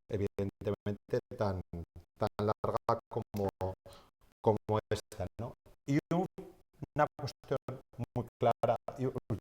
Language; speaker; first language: Spanish; native; Spanish